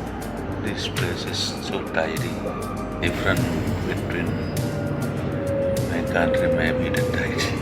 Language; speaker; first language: English; non-native, learner; Indonesian